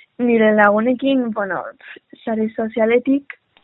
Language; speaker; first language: Basque; non-native, local second language; Spanish